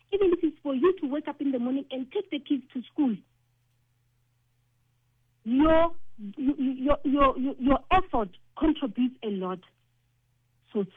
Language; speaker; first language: English; non-native, local second language; Northern Sotho